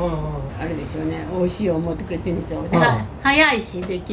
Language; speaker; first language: Japanese; native; Japanese